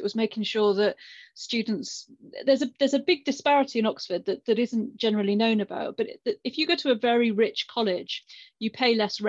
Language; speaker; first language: English; native; English